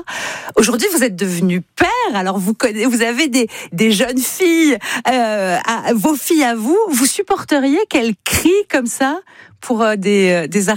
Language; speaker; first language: French; native; French